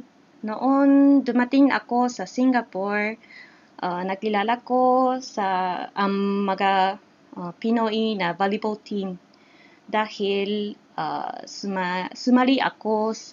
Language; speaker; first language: Japanese; native; Japanese